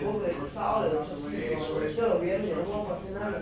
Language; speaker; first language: Spanish; native; Spanish